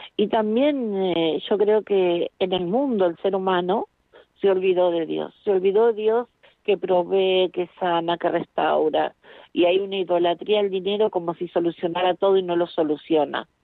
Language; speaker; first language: Spanish; native; Spanish